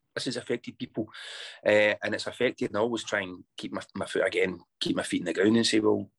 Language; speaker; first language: English; native; English